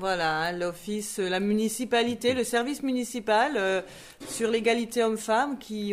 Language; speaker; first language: French; native; French